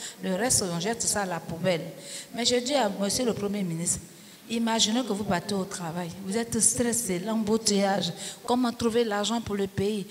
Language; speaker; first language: French; non-native, local second language; Baoulé